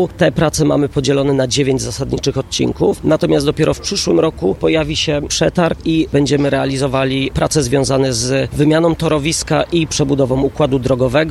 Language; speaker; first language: Polish; native; Polish